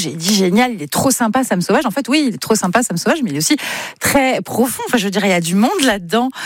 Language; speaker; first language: French; native; French